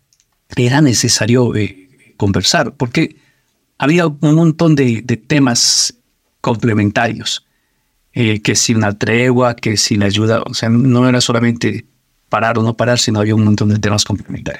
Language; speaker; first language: Spanish; native; Spanish